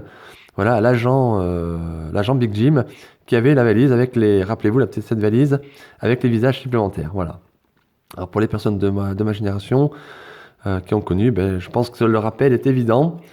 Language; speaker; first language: French; native; French